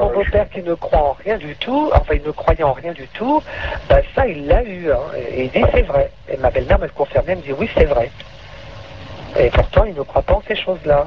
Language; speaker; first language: French; native; French